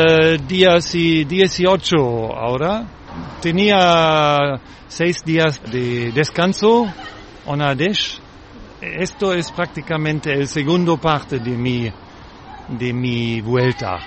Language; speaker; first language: Spanish; non-native, learner; German